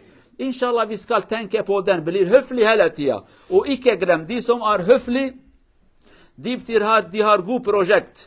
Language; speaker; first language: Norwegian; non-native, learner; Kurdish